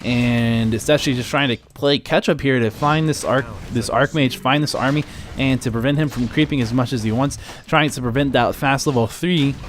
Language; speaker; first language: English; native; English